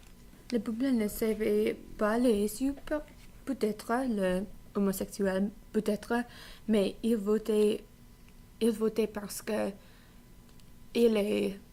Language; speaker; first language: French; non-native, learner; English